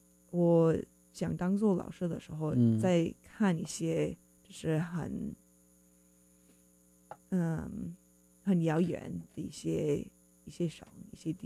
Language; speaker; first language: Chinese; non-native, fluent; English